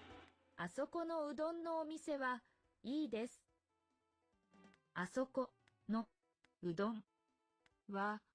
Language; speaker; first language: Japanese; non-native, learner; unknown